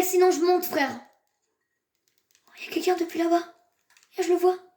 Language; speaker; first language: French; native; French